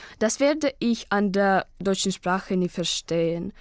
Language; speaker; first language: German; non-native, learner; Russian